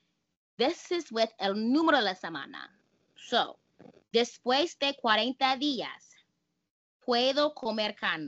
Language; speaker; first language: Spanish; non-native, fluent; English